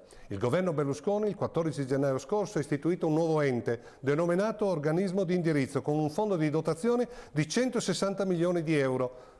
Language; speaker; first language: Italian; native; Italian